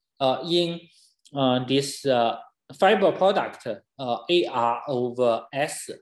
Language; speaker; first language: English; non-native, fluent; Chinese